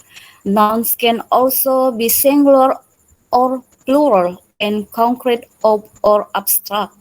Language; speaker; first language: English; non-native, learner; Indonesian